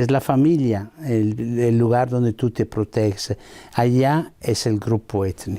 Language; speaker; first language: Spanish; non-native, fluent; Italian